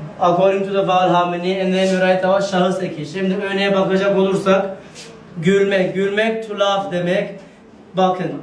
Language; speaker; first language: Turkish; non-native, fluent; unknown